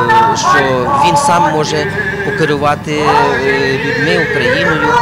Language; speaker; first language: Ukrainian; native; Ukrainian